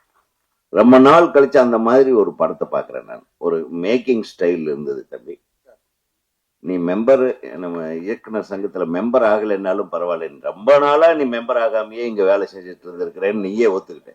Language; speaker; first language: Tamil; native; Tamil